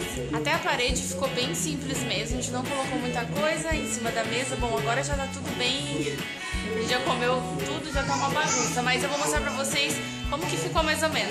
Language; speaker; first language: Portuguese; native; Portuguese